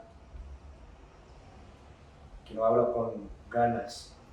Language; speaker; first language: Spanish; non-native, fluent; Portuguese